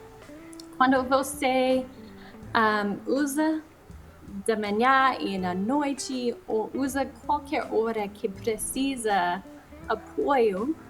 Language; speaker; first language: Portuguese; non-native, fluent; English